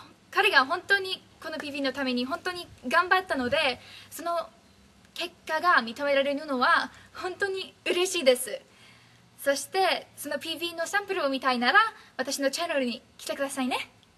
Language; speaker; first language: Japanese; non-native, fluent; English